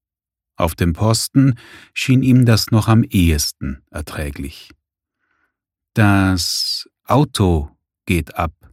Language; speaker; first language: German; native; German